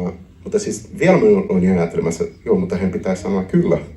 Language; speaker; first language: Finnish; non-native, learner; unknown